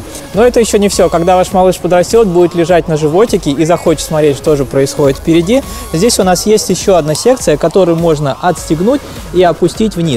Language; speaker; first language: Russian; native; Russian